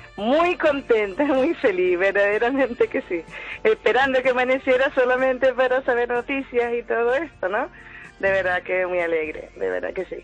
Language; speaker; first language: Spanish; native; Spanish